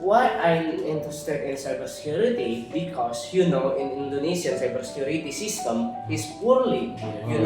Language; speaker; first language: English; non-native, learner; Indonesian